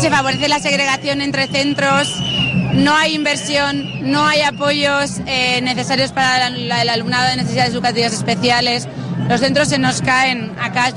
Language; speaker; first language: Spanish; native; Spanish